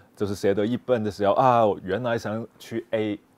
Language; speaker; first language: Chinese; non-native, local second language; Cantonese